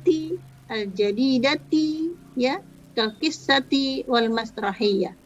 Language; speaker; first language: Arabic; non-native, fluent; Indonesian